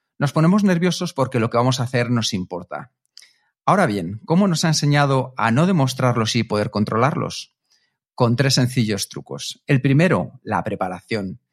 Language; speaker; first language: Spanish; native; Spanish